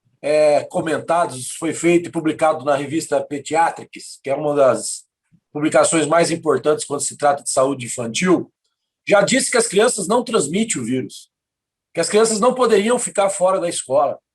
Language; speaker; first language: Portuguese; native; Portuguese